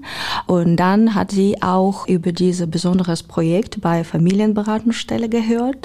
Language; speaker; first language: German; non-native, fluent; Ukrainian